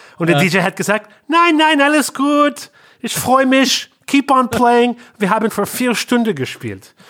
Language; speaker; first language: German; non-native, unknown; English